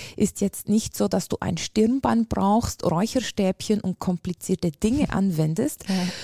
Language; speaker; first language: German; native; German